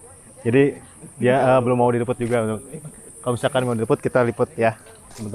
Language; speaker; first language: Indonesian; native; Indonesian